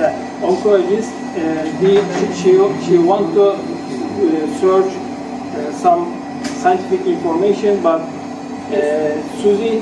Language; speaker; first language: English; non-native, learner; Turkish